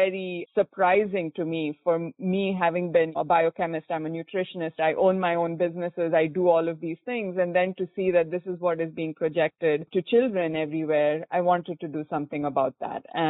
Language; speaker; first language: English; non-native, local second language; Konkani